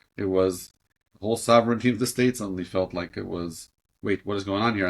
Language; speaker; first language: English; native; English